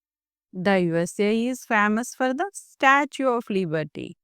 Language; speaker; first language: English; non-native, local second language; Telugu